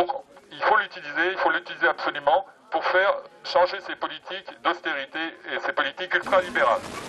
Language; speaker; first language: French; native; French